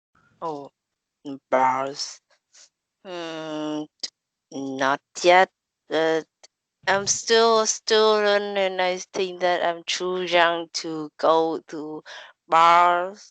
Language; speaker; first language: English; non-native, learner; Vietnamese